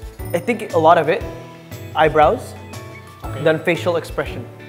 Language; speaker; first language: English; early bilingual, other home language; Indonesian